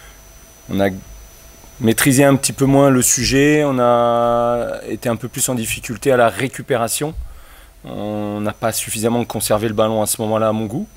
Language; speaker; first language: French; native; French